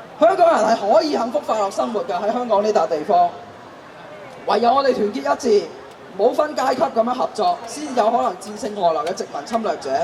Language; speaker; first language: Cantonese; native; Cantonese